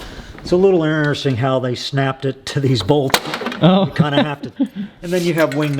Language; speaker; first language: English; native; English